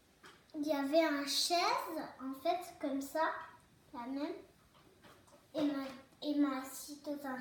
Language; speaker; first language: French; early bilingual, other home language; Turkish